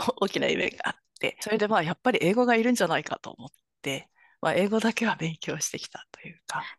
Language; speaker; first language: Japanese; native; Japanese